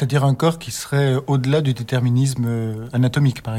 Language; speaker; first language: French; native; French